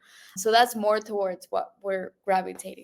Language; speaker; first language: English; non-native, local second language; Spanish